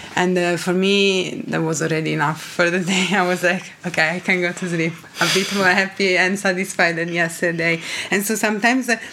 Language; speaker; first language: English; non-native, fluent; Italian